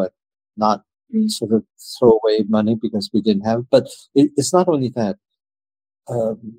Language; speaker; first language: English; native; English